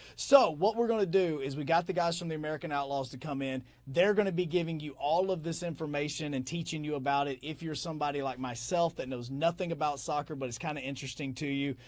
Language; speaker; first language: English; native; English